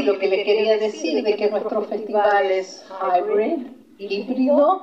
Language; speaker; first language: Spanish; non-native, fluent; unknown